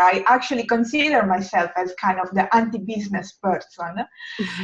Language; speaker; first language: English; non-native, fluent; Italian